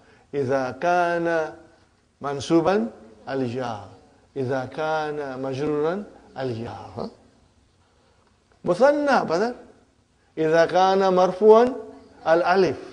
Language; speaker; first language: Arabic; non-native, fluent; Urdu